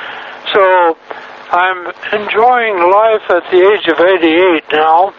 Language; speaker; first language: English; native; English